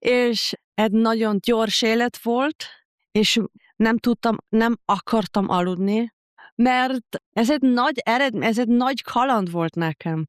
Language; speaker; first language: Hungarian; non-native, learner; German